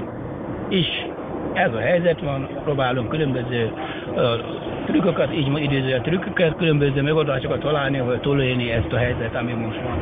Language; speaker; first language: Hungarian; non-native, fluent; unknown